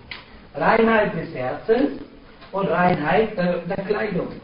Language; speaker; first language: German; non-native, fluent; Arabic